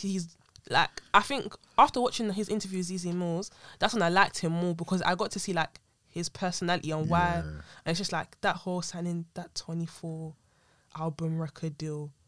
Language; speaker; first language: English; non-native, local second language; French